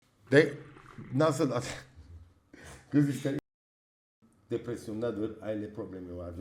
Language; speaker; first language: Turkish; early bilingual, heritage; Turkish